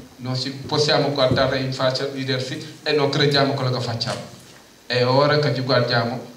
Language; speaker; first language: Italian; non-native, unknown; Wolof